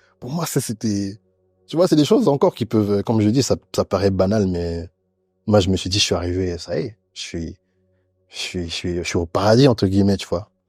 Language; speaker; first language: French; early bilingual, other home language; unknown